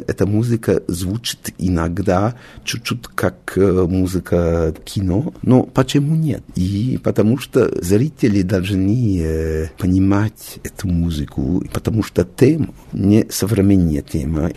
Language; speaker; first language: Russian; non-native, learner; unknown